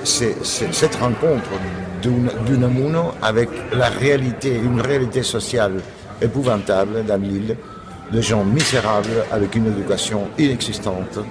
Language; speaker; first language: French; non-native, fluent; Spanish